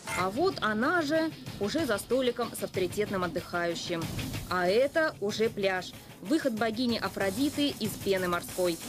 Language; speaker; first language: Russian; native; Russian